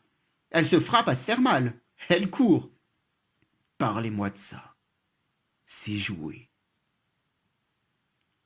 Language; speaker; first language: French; native; French